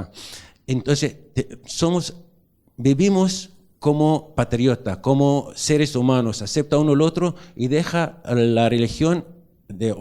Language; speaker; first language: Spanish; non-native, learner; Arabic